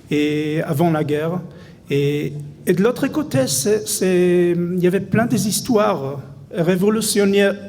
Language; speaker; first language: French; non-native, fluent; Hebrew